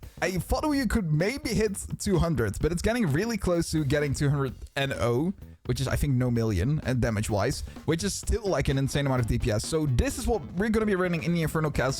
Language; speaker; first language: English; non-native, fluent; Dutch